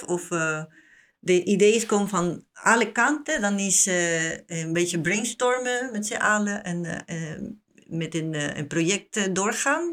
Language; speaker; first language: Dutch; non-native, learner; Spanish